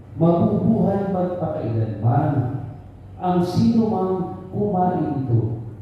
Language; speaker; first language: Filipino; non-native, local second language; Cebuano